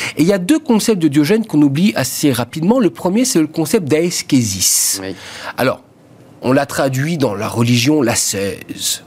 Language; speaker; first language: French; native; French